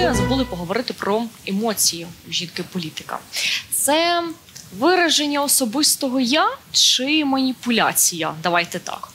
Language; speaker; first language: Ukrainian; native; Ukrainian